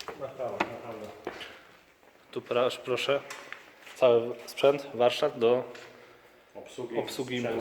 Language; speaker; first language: Polish; native; Polish